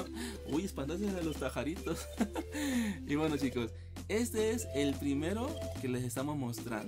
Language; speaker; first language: Spanish; native; Spanish